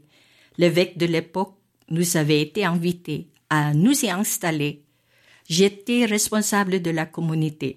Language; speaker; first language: French; non-native, fluent; Filipino